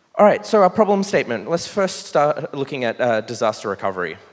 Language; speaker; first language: English; native; English